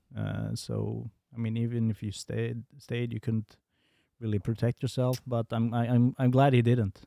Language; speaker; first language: English; non-native, fluent; Bosnian